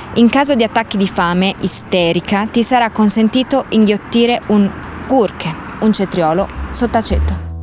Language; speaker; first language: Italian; native; Italian